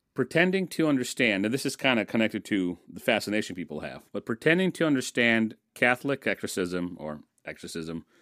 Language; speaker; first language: English; early bilingual, other home language; Russian